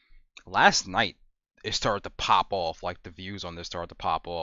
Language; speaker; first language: English; native; English